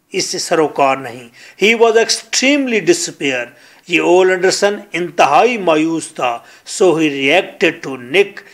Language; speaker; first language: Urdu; non-native, local second language; Punjabi